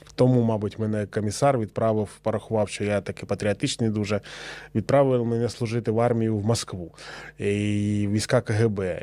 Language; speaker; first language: Ukrainian; non-native, local second language; Russian